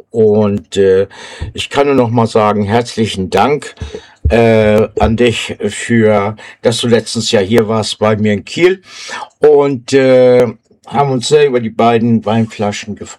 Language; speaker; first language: German; native; German